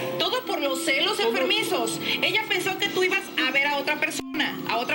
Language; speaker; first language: Spanish; native; Spanish